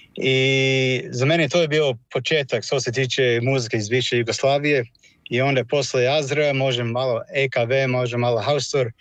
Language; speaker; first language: Croatian; non-native, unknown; English